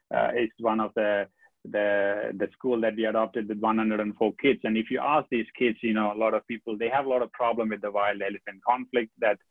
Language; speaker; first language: English; non-native, local second language; Tamil